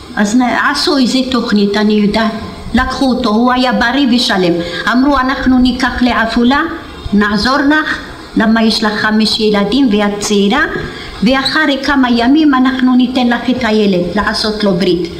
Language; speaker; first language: Hebrew; non-native, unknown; Arabic